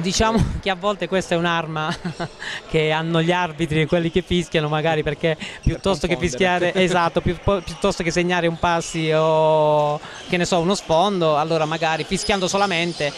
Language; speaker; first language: Italian; native; Italian